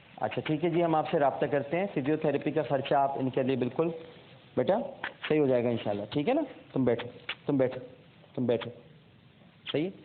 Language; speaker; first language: Urdu; native; Urdu